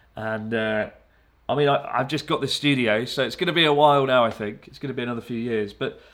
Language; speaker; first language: English; native; English